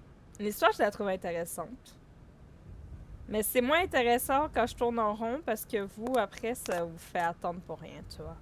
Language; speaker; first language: French; native; French